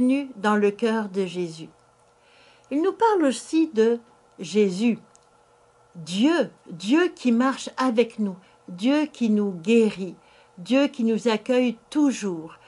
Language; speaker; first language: French; native; French